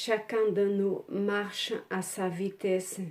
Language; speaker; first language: French; non-native, learner; Portuguese